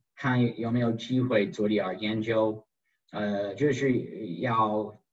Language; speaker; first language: Chinese; non-native, fluent; English